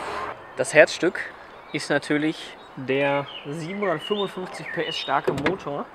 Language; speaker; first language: German; native; German